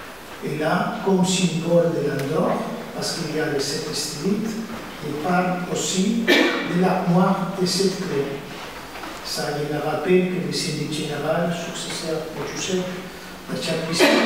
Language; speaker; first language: French; non-native, fluent; Spanish